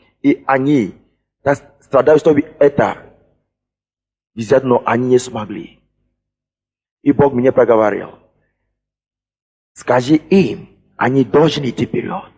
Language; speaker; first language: Russian; non-native, fluent; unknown